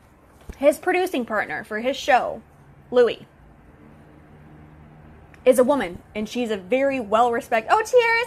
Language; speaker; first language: English; native; English